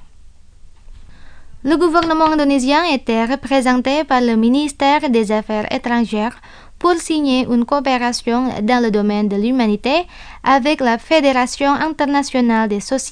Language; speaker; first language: French; non-native, fluent; Indonesian